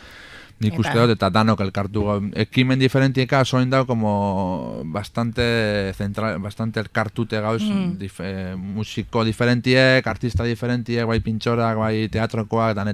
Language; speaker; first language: Basque; native; Basque